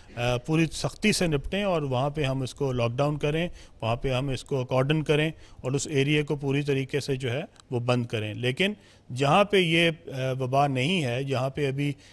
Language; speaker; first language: Urdu; non-native, local second language; Punjabi